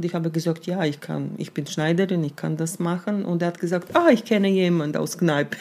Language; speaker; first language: German; non-native, fluent; Serbian